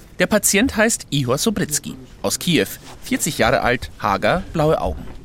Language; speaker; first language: German; native; German